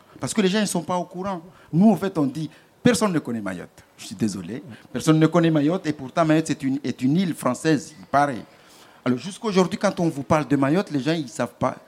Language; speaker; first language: French; non-native, local second language; Comorian